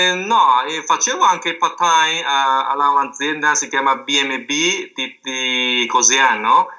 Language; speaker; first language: Italian; non-native, fluent; Chinese